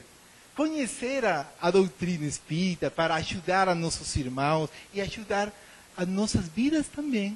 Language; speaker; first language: Portuguese; non-native, learner; Spanish